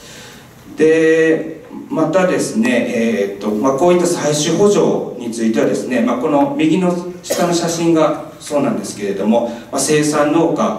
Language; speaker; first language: Japanese; native; Japanese